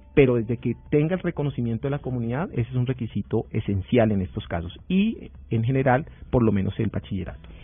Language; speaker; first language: Spanish; native; Spanish